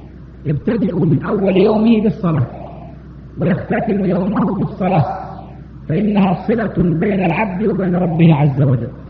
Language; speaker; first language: Arabic; native; Arabic